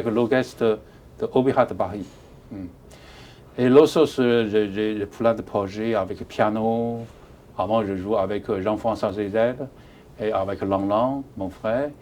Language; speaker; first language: French; non-native, learner; Chinese